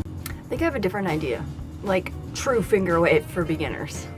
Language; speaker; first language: English; native; English